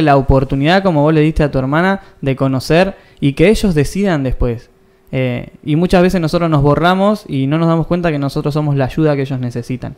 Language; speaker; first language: Spanish; native; Spanish